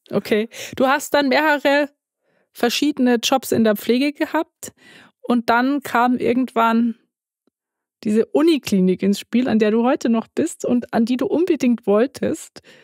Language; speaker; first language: German; non-native, fluent; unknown